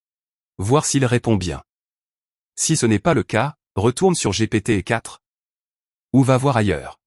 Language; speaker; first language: French; native; French